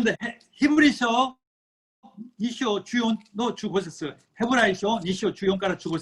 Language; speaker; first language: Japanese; non-native, fluent; Korean